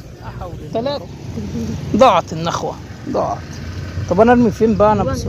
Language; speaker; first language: Arabic; native; Arabic